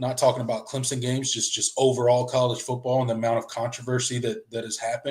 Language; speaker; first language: English; native; English